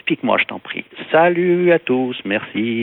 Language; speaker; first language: French; native; French